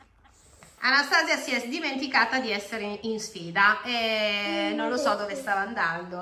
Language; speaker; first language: Italian; native; Italian